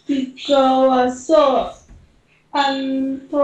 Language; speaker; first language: Korean; non-native, learner; Indonesian